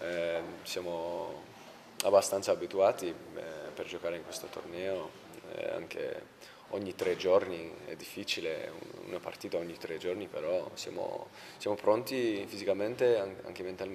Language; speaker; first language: Italian; non-native, fluent; English